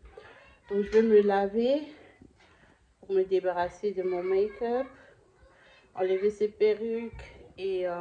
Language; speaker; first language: French; non-native, local second language; Lingala